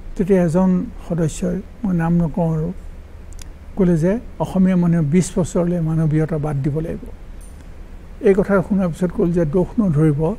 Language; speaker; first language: Assamese; native; Assamese